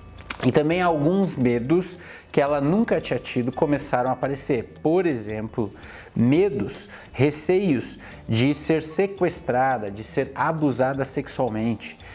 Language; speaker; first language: Portuguese; native; Portuguese